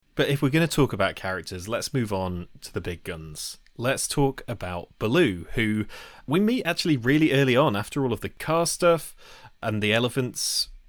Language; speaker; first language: English; native; English